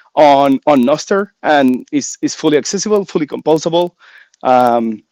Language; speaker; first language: English; non-native, fluent; Spanish